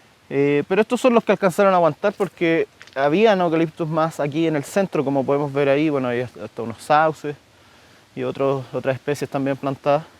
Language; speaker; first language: Spanish; native; Spanish